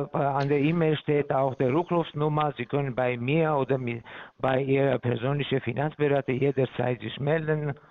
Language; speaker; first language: German; non-native, fluent; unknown